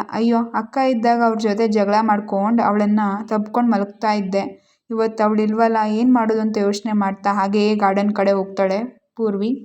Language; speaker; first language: Kannada; native; Kannada